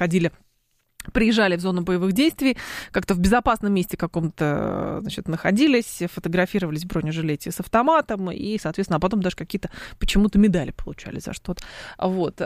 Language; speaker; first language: Russian; native; Russian